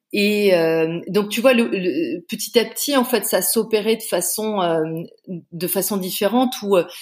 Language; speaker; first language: French; native; French